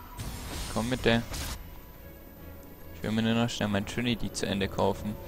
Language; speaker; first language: German; native; German